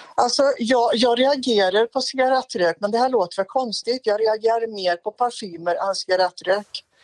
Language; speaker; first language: Swedish; native; Swedish